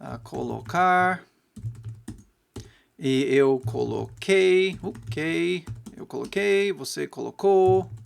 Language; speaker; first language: Portuguese; non-native, fluent; English